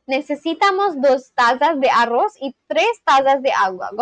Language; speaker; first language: Spanish; non-native, learner; English